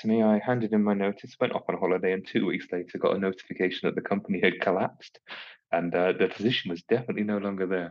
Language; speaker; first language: English; native; English